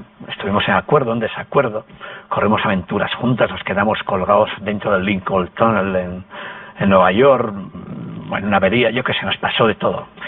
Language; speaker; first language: Spanish; native; Spanish